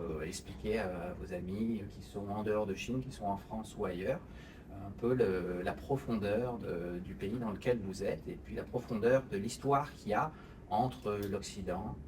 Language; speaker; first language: French; native; French